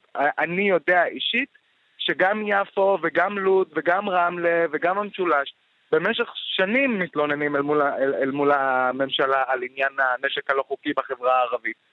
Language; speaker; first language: Hebrew; non-native, local second language; Arabic